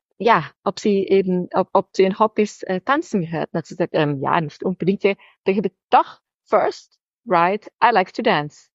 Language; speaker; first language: German; native; German